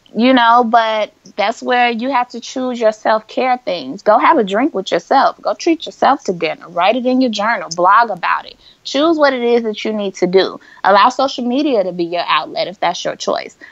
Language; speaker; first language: English; native; English